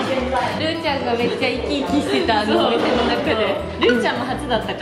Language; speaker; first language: Japanese; native; Japanese